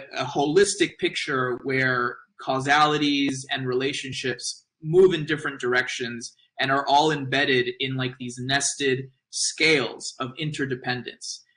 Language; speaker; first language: English; native; English